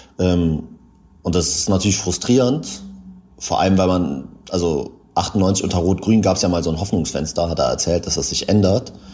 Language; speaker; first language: German; native; German